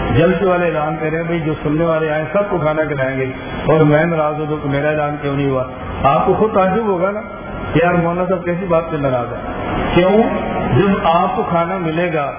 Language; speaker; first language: Urdu; native; Urdu